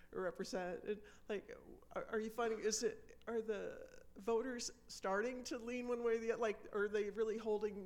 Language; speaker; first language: English; native; English